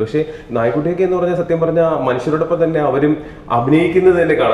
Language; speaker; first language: Malayalam; native; Malayalam